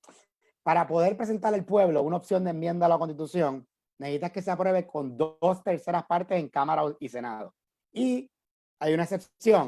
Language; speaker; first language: Spanish; native; Spanish